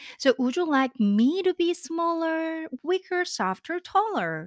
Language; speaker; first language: English; non-native, fluent; Korean